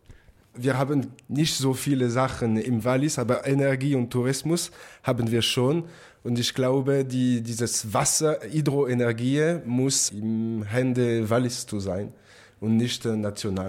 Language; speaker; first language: German; non-native, local second language; French